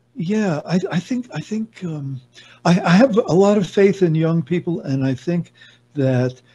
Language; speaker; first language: English; native; English